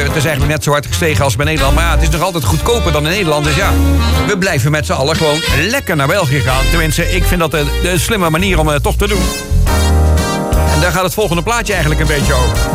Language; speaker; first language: Dutch; native; Dutch